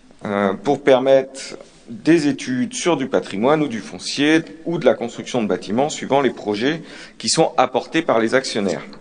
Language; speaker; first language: French; native; French